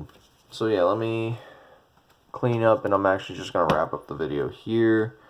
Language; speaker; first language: English; native; English